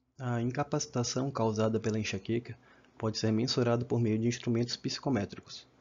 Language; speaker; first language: Portuguese; native; Portuguese